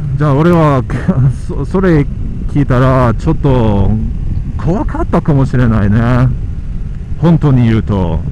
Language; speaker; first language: Japanese; non-native, learner; English